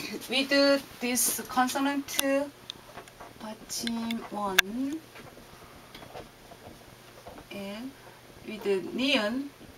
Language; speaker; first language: English; non-native, learner; Korean